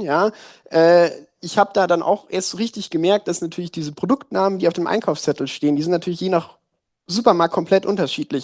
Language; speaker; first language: German; native; German